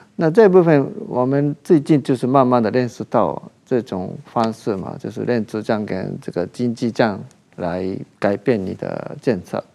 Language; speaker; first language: Chinese; non-native, fluent; Japanese